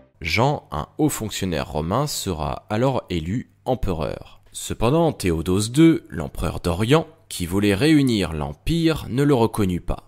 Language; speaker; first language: French; native; French